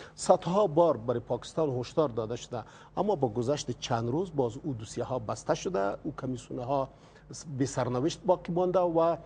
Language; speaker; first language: Persian; native; Persian